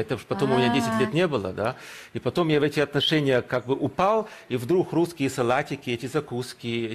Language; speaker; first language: Russian; early bilingual, heritage; Russian